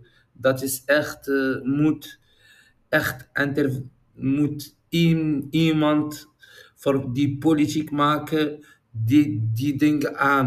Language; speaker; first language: Dutch; non-native, learner; Arabic